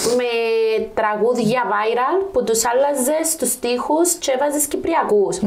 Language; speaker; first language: Greek; native; Greek